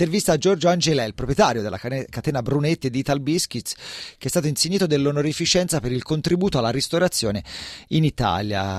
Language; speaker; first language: Italian; native; Italian